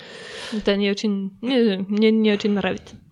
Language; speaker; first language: Russian; non-native, learner; French